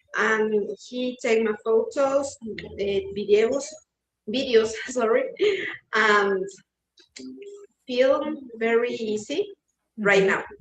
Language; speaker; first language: English; non-native, learner; Spanish